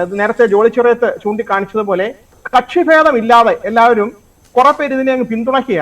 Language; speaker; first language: Malayalam; native; Malayalam